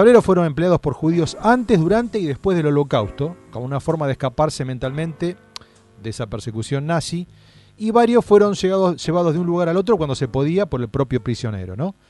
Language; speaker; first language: Spanish; native; Spanish